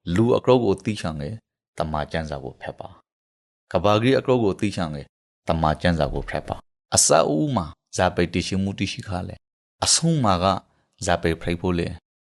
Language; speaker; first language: Burmese; native; Burmese